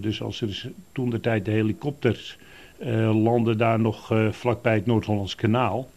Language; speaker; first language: Dutch; native; Dutch